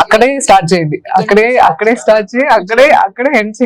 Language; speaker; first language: Telugu; non-native, learner; Tamil